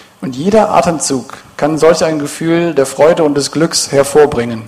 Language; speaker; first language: German; native; German